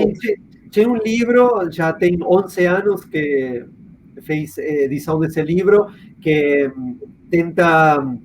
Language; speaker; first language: Portuguese; non-native, fluent; Spanish